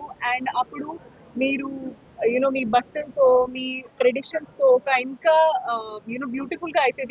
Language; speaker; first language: Telugu; non-native, local second language; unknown